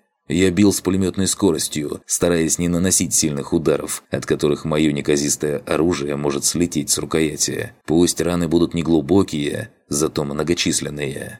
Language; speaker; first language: Russian; native; Russian